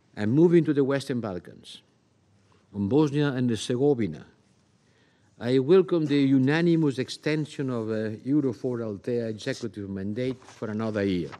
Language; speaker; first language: English; non-native, fluent; Spanish